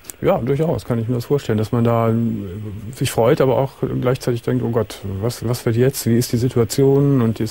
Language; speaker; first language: German; native; German